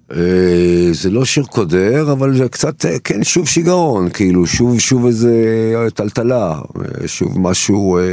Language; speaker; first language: Hebrew; early bilingual, other home language; Turkish